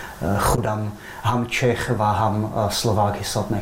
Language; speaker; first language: Persian; non-native, fluent; Czech